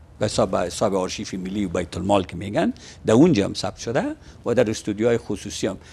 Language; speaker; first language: Persian; native; Persian